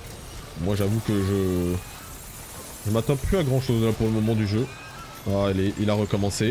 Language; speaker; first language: French; native; French